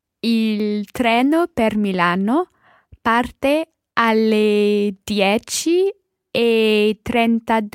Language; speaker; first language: Italian; non-native, learner; English